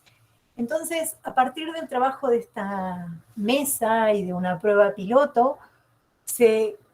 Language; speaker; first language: Spanish; native; Spanish